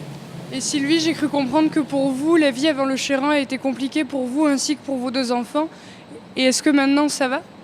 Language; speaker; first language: French; native; French